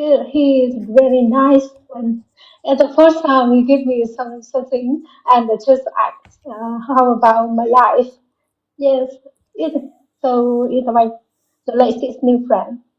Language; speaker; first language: English; non-native, learner; Vietnamese